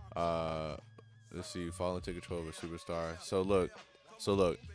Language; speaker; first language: English; native; English